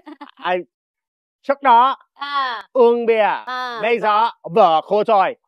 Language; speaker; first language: Vietnamese; non-native, learner; English